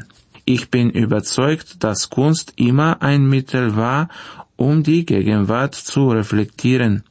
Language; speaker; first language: German; non-native, fluent; Bulgarian